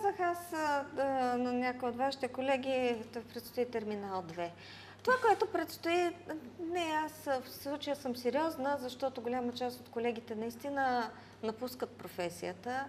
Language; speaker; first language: Bulgarian; native; Bulgarian